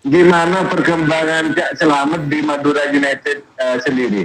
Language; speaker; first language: Indonesian; non-native, local second language; Madurese